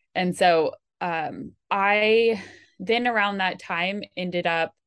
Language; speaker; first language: English; native; English